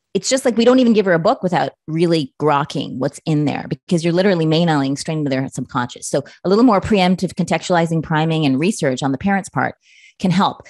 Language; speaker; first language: English; native; English